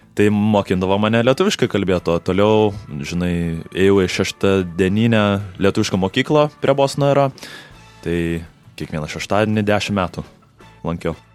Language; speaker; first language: Lithuanian; early bilingual, heritage; Lithuanian